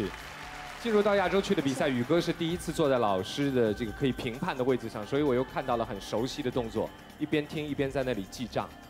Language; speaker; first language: Chinese; native; Chinese